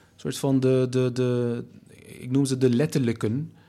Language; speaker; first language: Dutch; native; Dutch